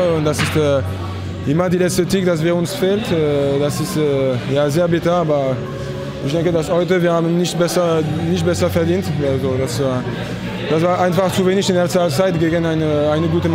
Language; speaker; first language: German; non-native, fluent; French